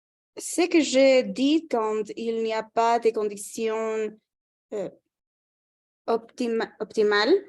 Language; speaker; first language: French; non-native, fluent; Spanish